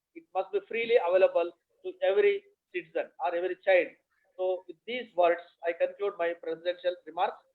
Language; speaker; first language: English; non-native, local second language; Kannada